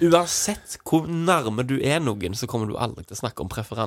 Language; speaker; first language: Norwegian; native; Norwegian